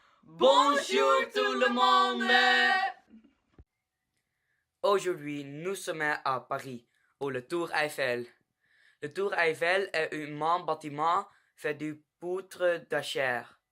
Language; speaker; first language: French; non-native, learner; Dutch